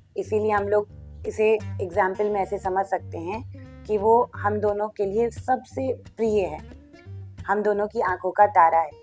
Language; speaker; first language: Hindi; non-native, local second language; Bangla